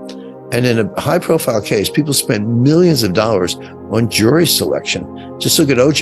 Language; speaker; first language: English; native; English